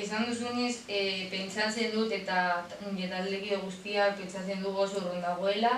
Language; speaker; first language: Basque; non-native, local second language; Spanish